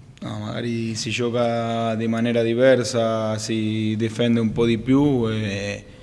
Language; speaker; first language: Italian; non-native, fluent; Spanish